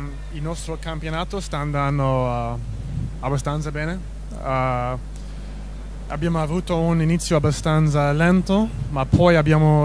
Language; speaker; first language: Italian; non-native, fluent; English